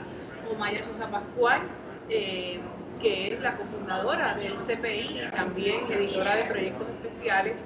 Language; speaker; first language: Spanish; native; Spanish